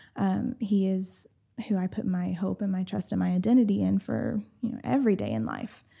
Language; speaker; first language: English; native; English